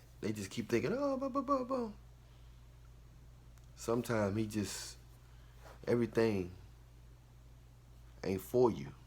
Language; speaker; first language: English; native; English